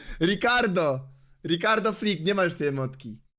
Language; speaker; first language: Polish; native; Polish